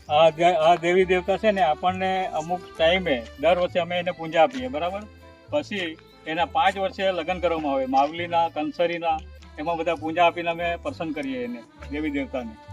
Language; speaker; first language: Gujarati; non-native, local second language; Kukna